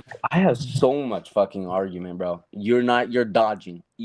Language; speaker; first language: English; native; English